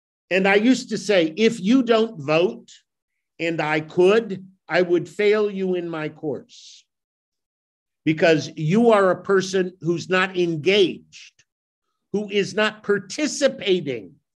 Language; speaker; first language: English; native; English